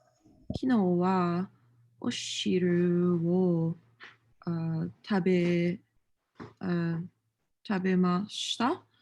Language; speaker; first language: Japanese; non-native, learner; English